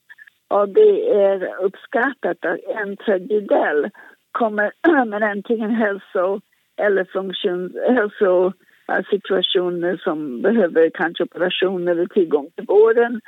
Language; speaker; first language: Swedish; non-native, fluent; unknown